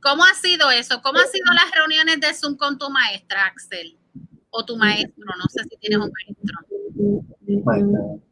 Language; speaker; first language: Spanish; early bilingual, heritage; Spanish